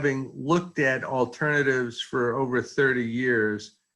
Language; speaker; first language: English; native; English